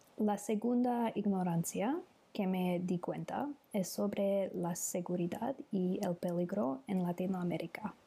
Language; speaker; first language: Spanish; non-native, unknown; English